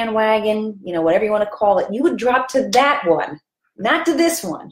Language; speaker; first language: English; native; English